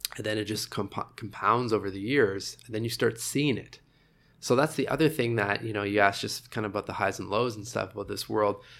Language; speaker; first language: English; native; English